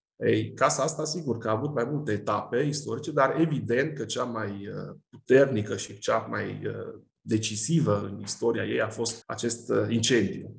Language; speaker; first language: Romanian; native; Romanian